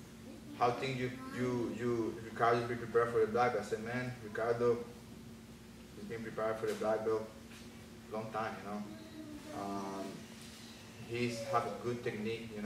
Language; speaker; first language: English; non-native, learner; Spanish